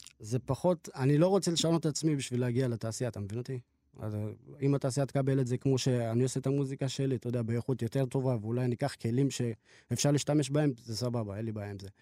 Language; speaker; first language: Hebrew; native; Hebrew